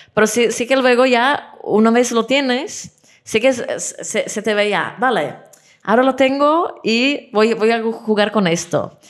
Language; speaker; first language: Spanish; non-native, fluent; Czech